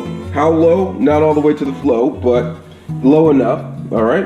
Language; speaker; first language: English; native; English